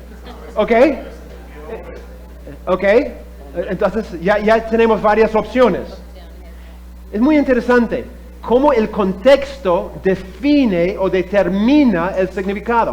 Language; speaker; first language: Spanish; non-native, fluent; English